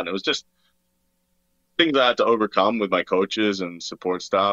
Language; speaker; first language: English; native; English